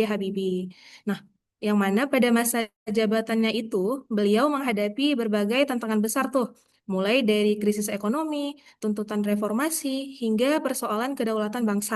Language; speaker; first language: Indonesian; native; Indonesian